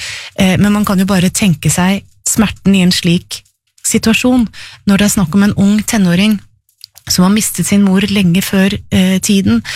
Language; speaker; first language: Norwegian; native; Norwegian